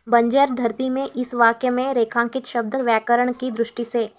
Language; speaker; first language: Hindi; non-native, local second language; Kannada